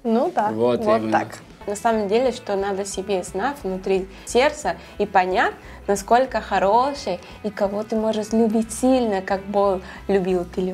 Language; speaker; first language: Russian; non-native, learner; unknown